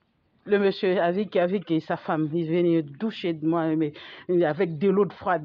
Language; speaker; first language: French; non-native, fluent; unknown